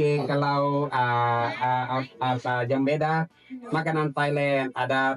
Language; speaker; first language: Indonesian; non-native, fluent; Thai